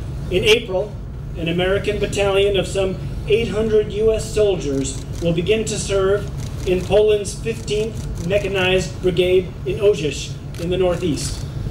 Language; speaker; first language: English; native; English